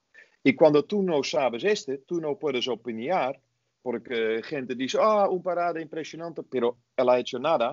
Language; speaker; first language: Spanish; non-native, fluent; Dutch